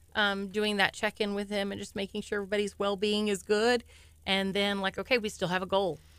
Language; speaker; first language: English; native; English